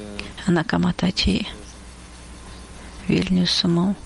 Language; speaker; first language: Japanese; non-native, fluent; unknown